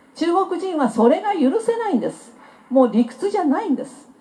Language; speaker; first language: Japanese; non-native, fluent; Chinese